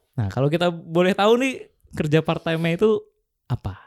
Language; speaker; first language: Indonesian; native; Indonesian